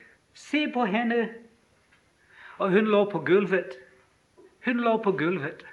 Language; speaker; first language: Norwegian; non-native, fluent; English